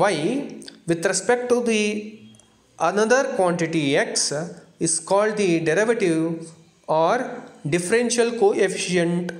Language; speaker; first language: English; non-native, local second language; Kannada